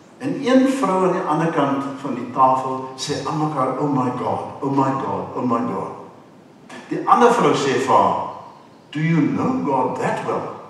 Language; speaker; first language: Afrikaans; non-native, local second language; English